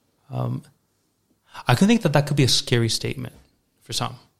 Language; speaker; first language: English; native; English